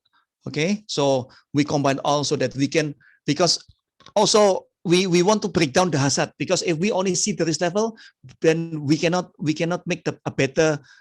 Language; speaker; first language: English; non-native, fluent; Indonesian